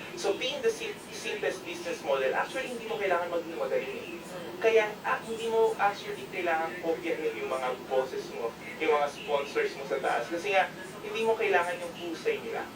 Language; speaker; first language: Filipino; native; Filipino